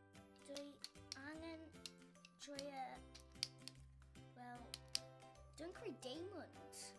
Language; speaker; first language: Welsh; non-native, local second language; English